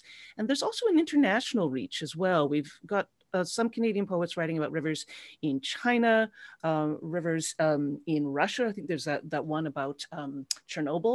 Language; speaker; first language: English; native; English